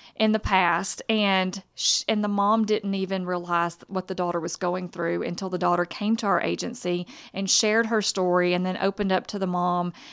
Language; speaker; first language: English; native; English